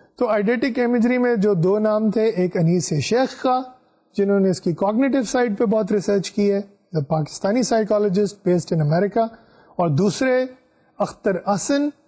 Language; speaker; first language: Urdu; non-native, local second language; Punjabi